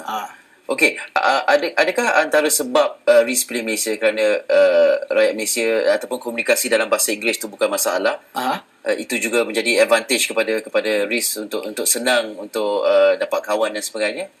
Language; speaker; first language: Malay; native; Malay